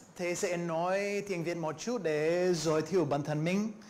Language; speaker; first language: Vietnamese; non-native, learner; English